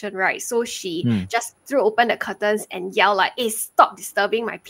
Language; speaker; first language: English; early bilingual, other home language; Chinese